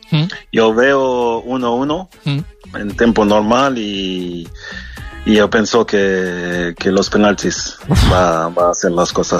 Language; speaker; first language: Spanish; non-native, fluent; French